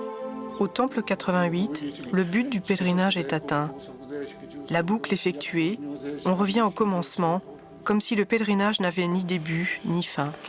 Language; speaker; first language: French; native; French